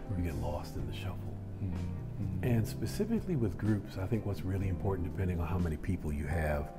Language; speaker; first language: English; native; English